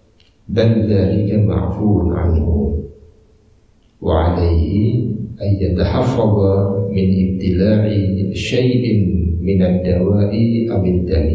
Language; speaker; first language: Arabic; non-native, fluent; Indonesian